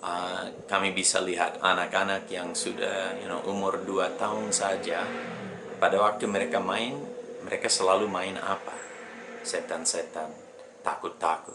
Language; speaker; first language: Indonesian; non-native, fluent; English